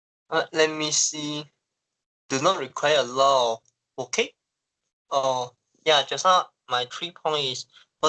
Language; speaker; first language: English; non-native, local second language; Chinese